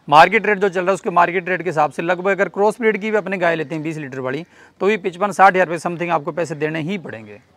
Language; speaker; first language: Hindi; native; Hindi